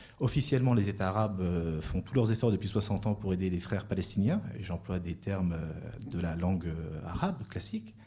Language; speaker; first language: French; native; French